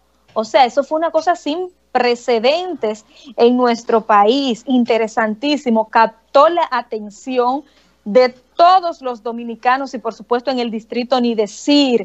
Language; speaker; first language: Spanish; native; Spanish